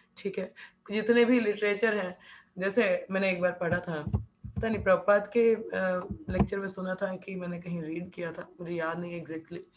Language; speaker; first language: Hindi; non-native, local second language; Punjabi